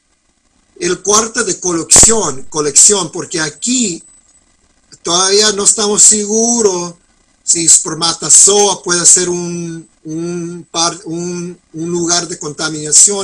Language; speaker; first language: Spanish; non-native, fluent; English